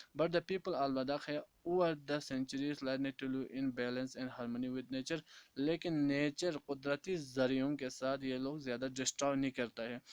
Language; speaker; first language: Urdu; non-native, local second language; Kashmiri